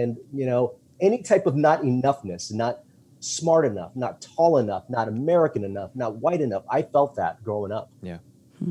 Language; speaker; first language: English; native; English